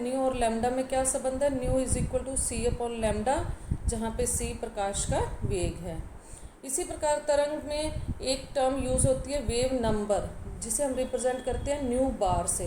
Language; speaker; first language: Hindi; native; Hindi